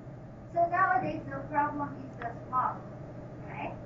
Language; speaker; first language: English; non-native, local second language; Filipino